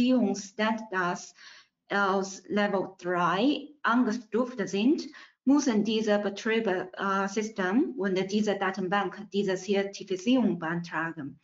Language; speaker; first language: German; non-native, fluent; Chinese